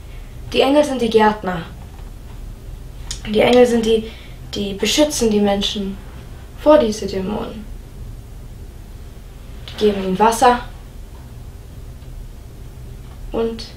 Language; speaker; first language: German; non-native, fluent; English